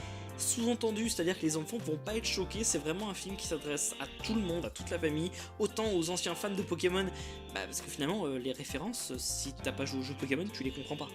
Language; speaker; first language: French; native; French